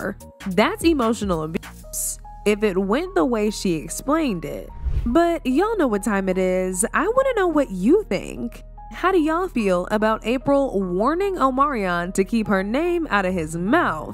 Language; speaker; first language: English; native; English